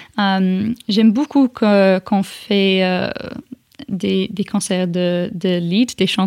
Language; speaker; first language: French; non-native, fluent; English